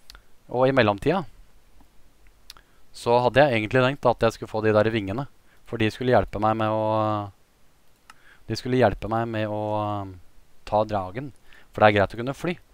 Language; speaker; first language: Norwegian; native; Norwegian